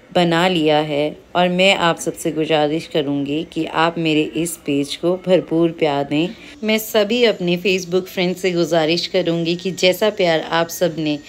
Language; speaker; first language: Hindi; native; Hindi